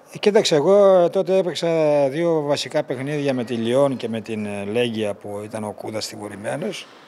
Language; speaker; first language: Greek; native; Greek